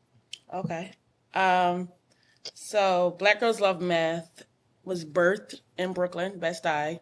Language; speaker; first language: English; native; English